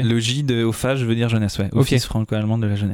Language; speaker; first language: French; native; French